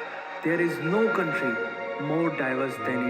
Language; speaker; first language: English; non-native, local second language; Hindi